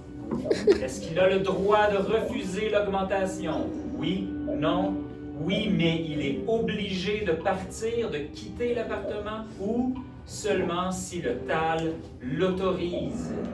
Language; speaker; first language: French; native; French